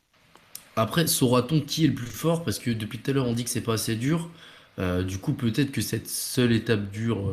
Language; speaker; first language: French; native; French